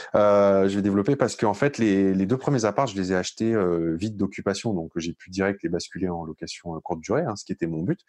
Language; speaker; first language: French; native; French